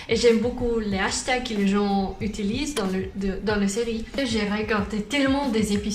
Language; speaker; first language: French; non-native, learner; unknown